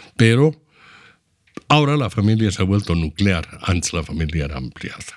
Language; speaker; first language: Spanish; native; Spanish